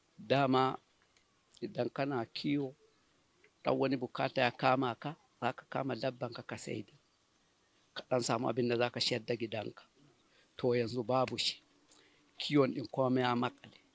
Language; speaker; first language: Hausa; non-native, local second language; Fula